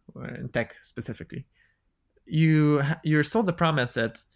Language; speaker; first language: English; non-native, fluent; Bulgarian